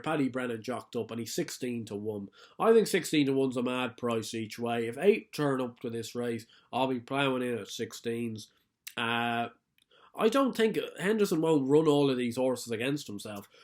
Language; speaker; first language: English; native; English